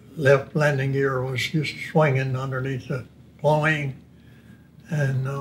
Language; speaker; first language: English; native; English